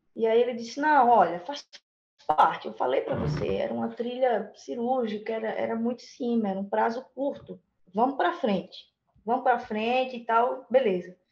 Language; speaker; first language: Portuguese; native; Portuguese